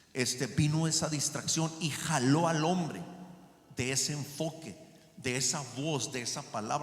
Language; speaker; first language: Spanish; native; Spanish